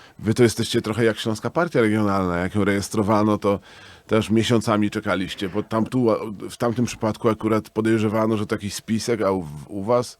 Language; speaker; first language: Polish; native; Polish